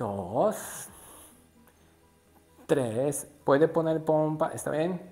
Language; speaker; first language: Spanish; non-native, learner; Japanese